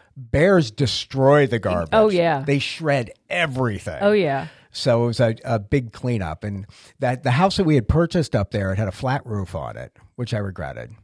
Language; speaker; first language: English; native; English